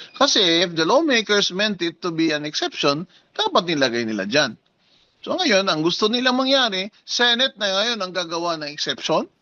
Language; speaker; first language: Filipino; non-native, local second language; Hiligaynon